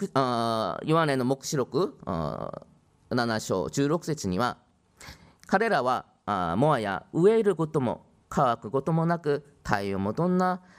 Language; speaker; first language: Japanese; non-native, fluent; Korean